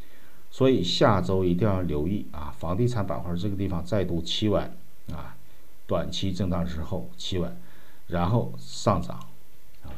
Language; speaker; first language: Chinese; native; Chinese